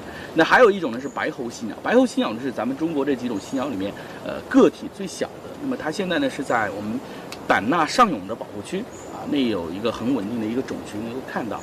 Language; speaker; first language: Chinese; native; Chinese